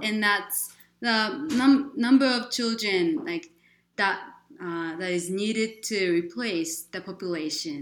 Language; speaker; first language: English; non-native, fluent; Japanese